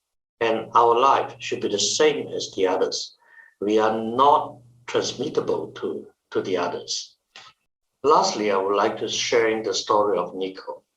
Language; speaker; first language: English; non-native, fluent; Chinese